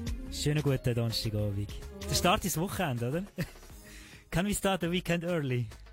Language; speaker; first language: German; native; German